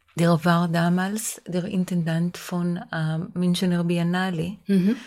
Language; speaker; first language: German; non-native, fluent; Hebrew